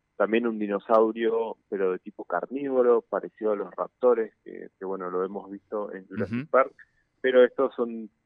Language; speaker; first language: Spanish; native; Spanish